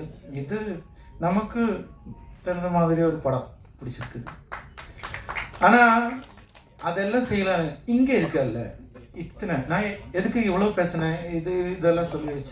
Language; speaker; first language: Tamil; non-native, learner; Malayalam